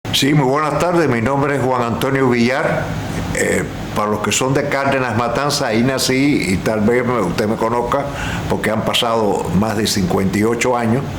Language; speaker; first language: Spanish; native; Spanish